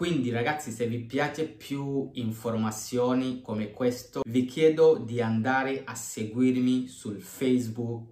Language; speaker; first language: Italian; non-native, fluent; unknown